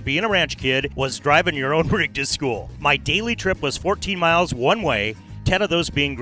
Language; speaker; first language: English; native; English